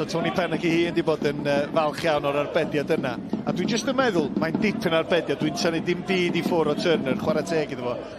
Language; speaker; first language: Welsh; native; Welsh